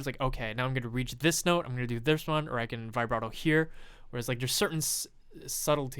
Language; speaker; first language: English; non-native, fluent; French